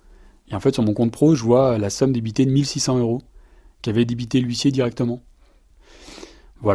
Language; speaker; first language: French; native; French